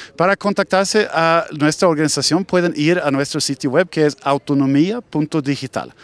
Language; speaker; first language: Spanish; non-native, fluent; Swedish